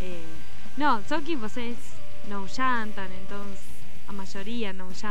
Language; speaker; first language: Portuguese; non-native, learner; Spanish